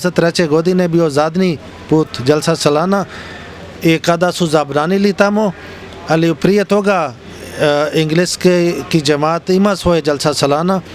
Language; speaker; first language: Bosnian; non-native, learner; Urdu